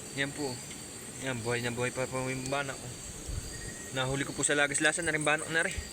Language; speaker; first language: Filipino; native; Filipino